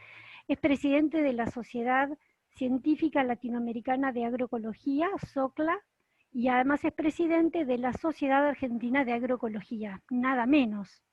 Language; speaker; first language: Spanish; native; Spanish